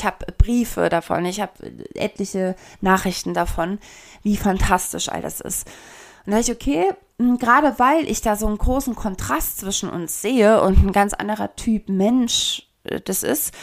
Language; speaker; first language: German; native; German